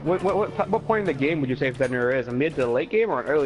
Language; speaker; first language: English; native; English